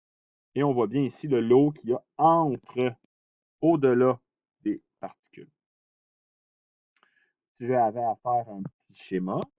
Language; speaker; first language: French; native; French